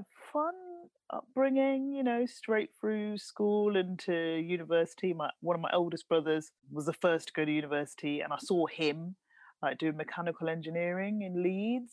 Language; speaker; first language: English; native; English